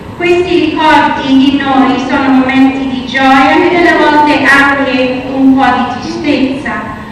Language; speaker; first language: Italian; early bilingual, heritage; Italian